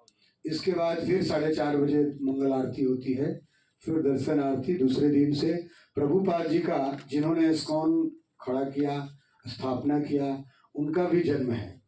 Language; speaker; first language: Hindi; native; Hindi